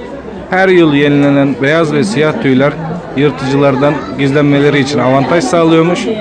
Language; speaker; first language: Turkish; native; Turkish